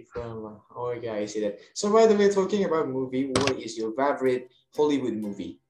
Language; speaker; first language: English; non-native, learner; Indonesian